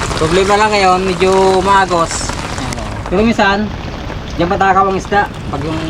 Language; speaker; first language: Filipino; native; Filipino